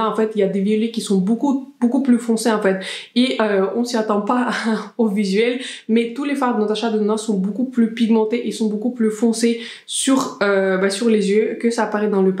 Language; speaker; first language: French; native; French